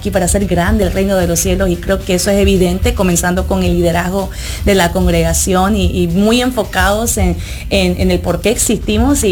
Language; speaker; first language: Spanish; early bilingual, heritage; Spanish